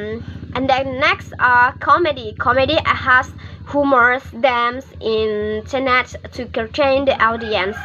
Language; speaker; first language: English; non-native, learner; Indonesian